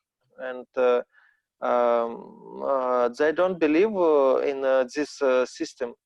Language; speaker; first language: English; non-native, learner; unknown